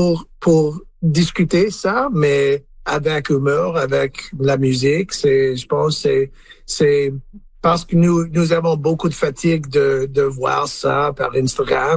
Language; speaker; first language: French; non-native, learner; English